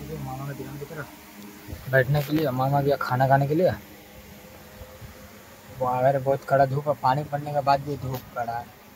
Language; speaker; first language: Hindi; non-native, local second language; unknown